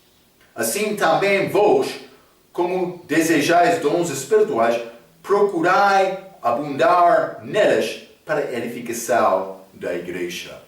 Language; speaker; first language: Portuguese; non-native, learner; English